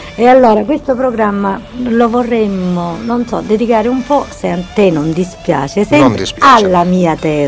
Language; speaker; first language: Italian; native; Italian